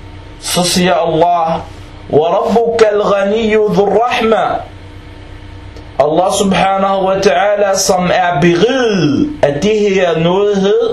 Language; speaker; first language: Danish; early bilingual, other home language; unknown